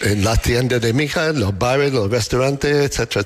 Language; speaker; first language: Spanish; non-native, fluent; English